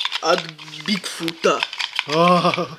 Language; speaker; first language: Russian; early bilingual, heritage; Russian